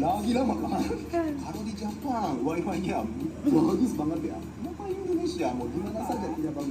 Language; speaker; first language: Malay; non-native, fluent; Japanese